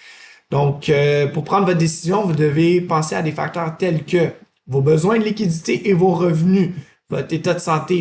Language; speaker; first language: French; native; French